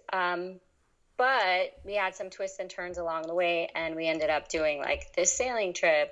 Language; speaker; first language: English; native; English